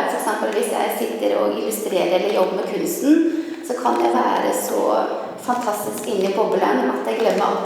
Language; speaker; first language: Norwegian; early bilingual, other home language; Vietnamese